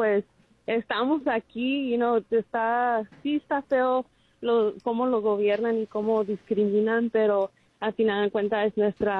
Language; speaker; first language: Spanish; early bilingual, heritage; Spanish